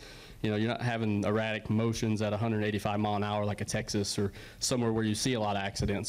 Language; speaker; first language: English; native; English